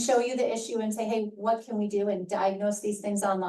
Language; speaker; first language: English; native; English